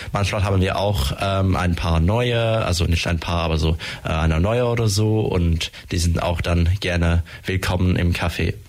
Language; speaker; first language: German; non-native, fluent; French